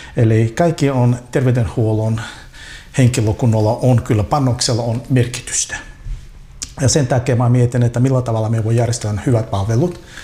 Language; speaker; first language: Finnish; non-native, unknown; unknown